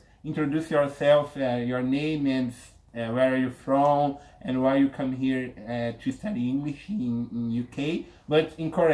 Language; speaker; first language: English; non-native, learner; Portuguese